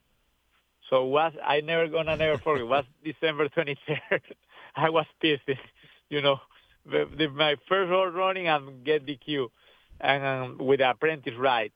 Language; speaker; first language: English; non-native, learner; Spanish